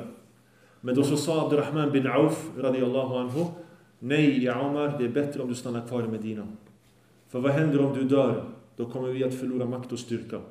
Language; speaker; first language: Swedish; early bilingual, other home language; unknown